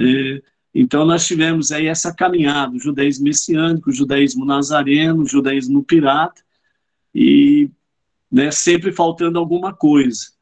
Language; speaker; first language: Portuguese; native; Portuguese